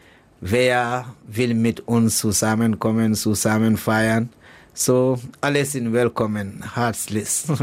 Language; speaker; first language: German; non-native, learner; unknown